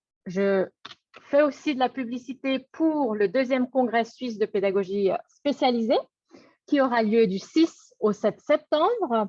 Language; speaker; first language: French; native; French